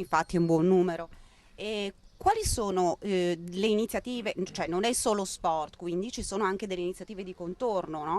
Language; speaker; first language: Italian; native; Italian